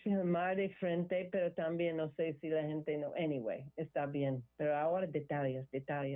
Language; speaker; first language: Spanish; non-native, learner; English